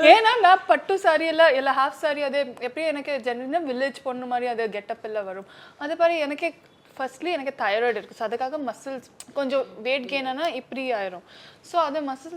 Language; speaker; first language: Tamil; non-native, learner; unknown